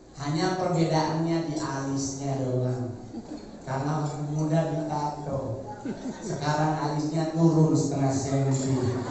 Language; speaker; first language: Indonesian; native; Indonesian